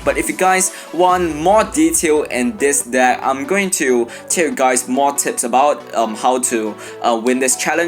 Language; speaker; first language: English; non-native, fluent; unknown